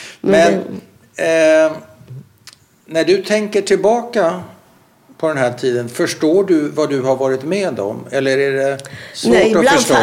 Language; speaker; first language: Swedish; native; Swedish